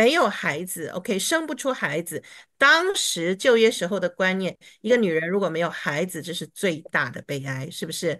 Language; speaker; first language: Chinese; native; Chinese